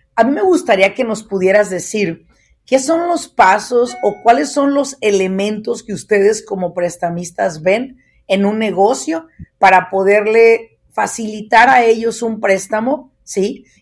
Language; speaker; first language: Spanish; native; Spanish